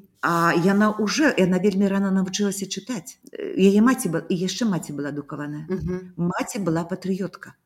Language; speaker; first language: Belarusian; native; Belarusian